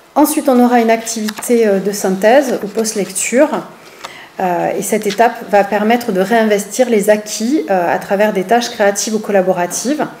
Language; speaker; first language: French; native; French